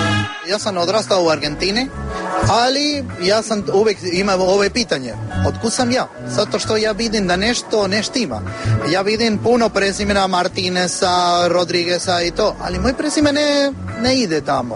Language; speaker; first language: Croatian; non-native, learner; Spanish